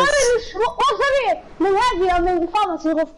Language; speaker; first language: German; non-native, local second language; Luxembourgish